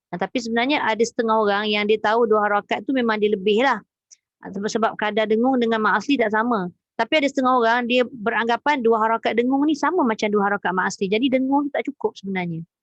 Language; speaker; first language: Malay; native; Malay